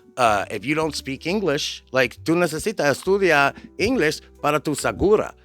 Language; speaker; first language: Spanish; non-native, learner; English